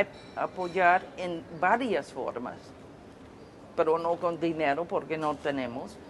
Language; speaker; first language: Spanish; non-native, fluent; English